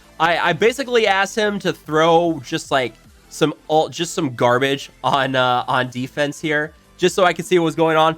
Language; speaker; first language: English; native; English